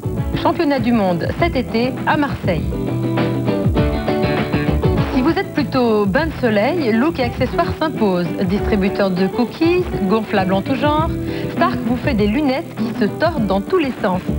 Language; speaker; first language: French; native; French